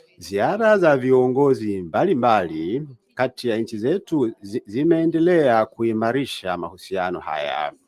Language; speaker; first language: Swahili; native; Swahili